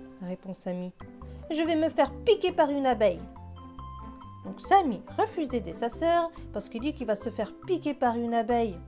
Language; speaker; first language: French; native; French